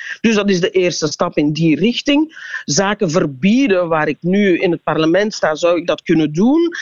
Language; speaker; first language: Dutch; native; Dutch